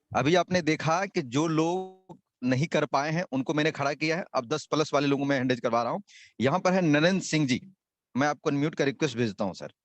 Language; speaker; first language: Hindi; native; Hindi